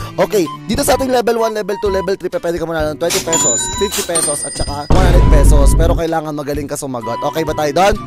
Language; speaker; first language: Filipino; native; Filipino